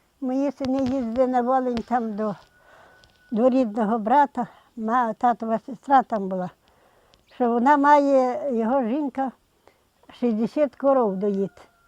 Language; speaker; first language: Ukrainian; native; Ukrainian